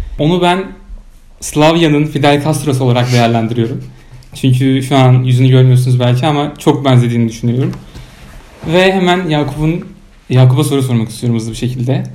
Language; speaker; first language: Turkish; native; Turkish